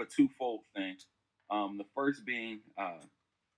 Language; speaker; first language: English; native; English